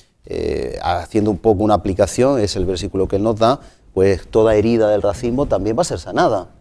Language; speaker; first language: Spanish; native; Spanish